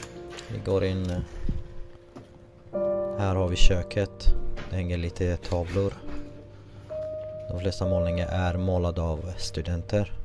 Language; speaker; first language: Swedish; non-native, fluent; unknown